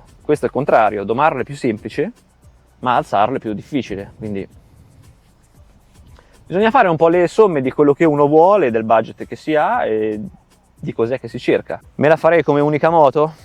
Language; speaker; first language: Italian; native; Italian